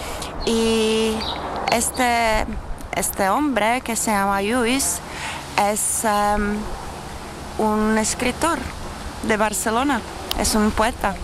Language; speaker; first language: Spanish; non-native, learner; Czech